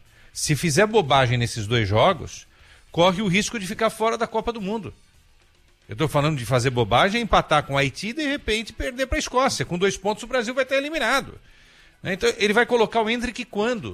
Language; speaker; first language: Portuguese; native; Portuguese